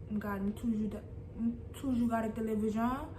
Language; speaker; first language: Haitian Creole; early bilingual, heritage; English